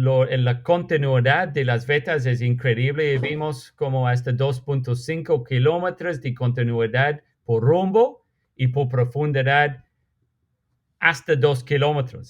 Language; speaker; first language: Spanish; non-native, fluent; English